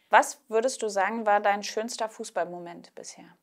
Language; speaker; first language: German; native; German